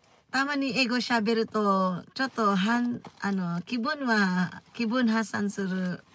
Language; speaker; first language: Japanese; non-native, fluent; Filipino